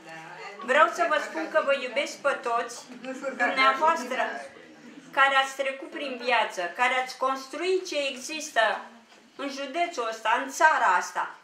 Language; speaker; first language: Romanian; native; Romanian